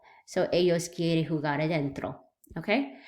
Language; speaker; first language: Spanish; non-native, learner; English